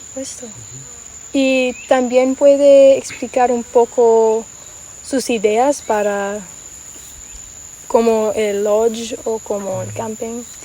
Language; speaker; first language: Spanish; non-native, fluent; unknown